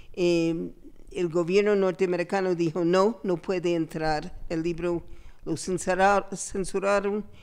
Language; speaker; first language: Spanish; non-native, fluent; English